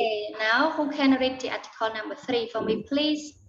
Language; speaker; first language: English; non-native, learner; Khmer